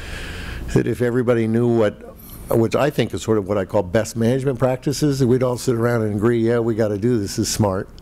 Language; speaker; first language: English; native; English